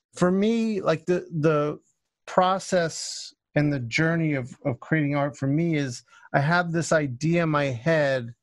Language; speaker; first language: English; native; English